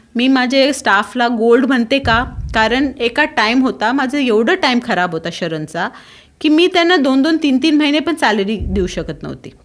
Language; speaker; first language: Marathi; non-native, local second language; Tulu